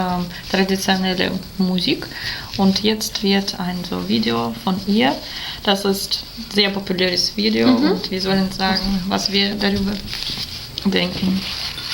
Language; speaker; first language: German; non-native, fluent; Russian